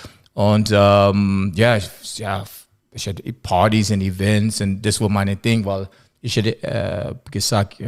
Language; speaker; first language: German; non-native, learner; English